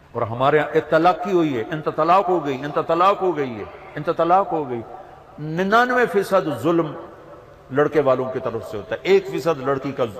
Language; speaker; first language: Urdu; non-native, local second language; Punjabi